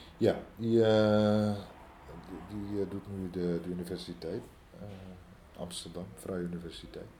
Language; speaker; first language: Dutch; early bilingual, other home language; Riffian